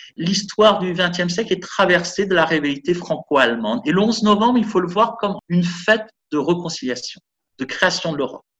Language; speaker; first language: French; native; French